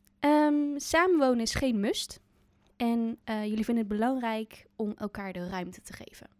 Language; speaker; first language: Dutch; native; Dutch